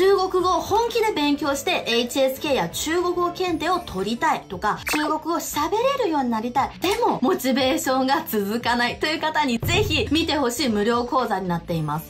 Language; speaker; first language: Japanese; non-native, fluent; Chinese